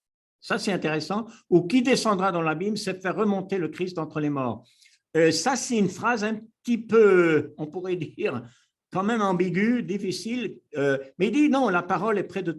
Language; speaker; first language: French; native; French